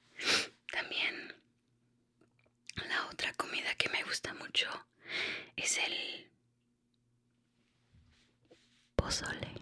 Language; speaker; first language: Spanish; early bilingual, heritage; Spanish